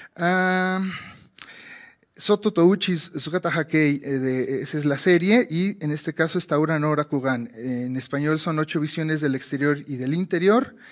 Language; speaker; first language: Spanish; native; Spanish